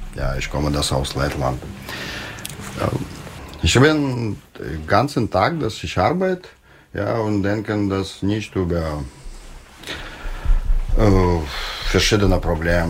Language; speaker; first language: German; non-native, learner; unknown